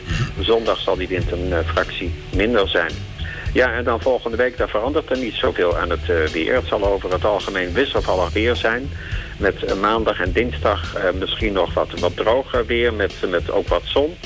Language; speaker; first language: Dutch; native; Dutch